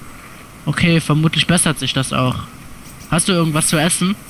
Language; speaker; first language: German; native; German